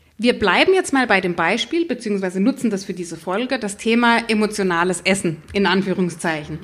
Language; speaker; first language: German; native; German